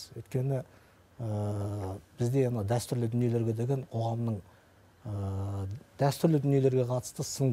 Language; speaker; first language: Kazakh; native; Kazakh